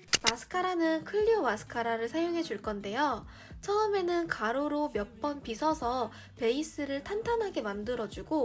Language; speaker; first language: Korean; native; Korean